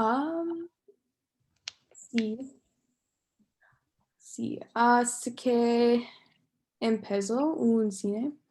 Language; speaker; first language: Spanish; non-native, learner; English